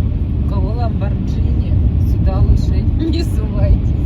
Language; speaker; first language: Russian; native; Russian